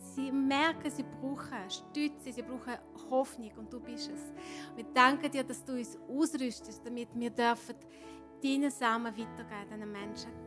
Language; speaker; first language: German; non-native, fluent; Ukrainian